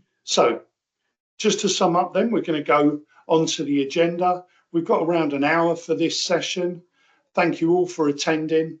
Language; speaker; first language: English; native; English